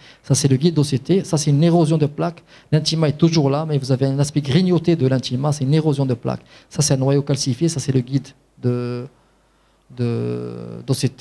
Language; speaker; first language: French; non-native, local second language; Arabic